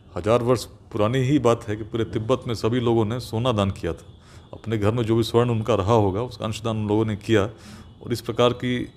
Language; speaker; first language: Hindi; native; Hindi